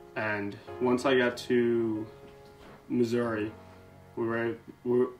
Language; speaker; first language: English; native; English